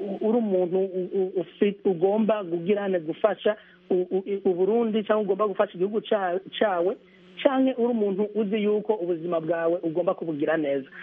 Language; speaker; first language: Rundi; early bilingual, heritage; Rundi